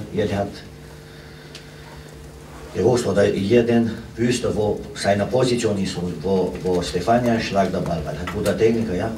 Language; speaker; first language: German; non-native, fluent; Romanian